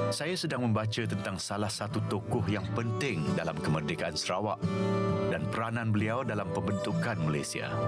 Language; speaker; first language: Malay; native; Malay